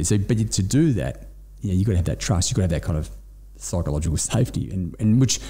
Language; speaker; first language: English; native; English